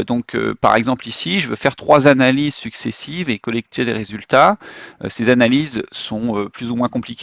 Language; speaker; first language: French; native; French